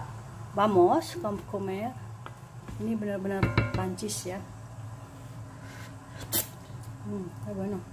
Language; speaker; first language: Spanish; non-native, local second language; Indonesian